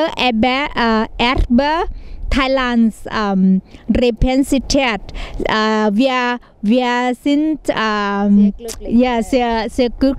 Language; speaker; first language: German; non-native, learner; Thai